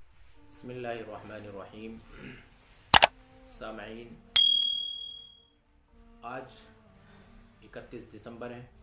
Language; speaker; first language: Urdu; native; Urdu